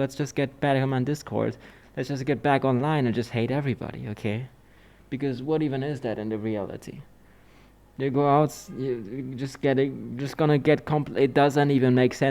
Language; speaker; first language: English; non-native, fluent; German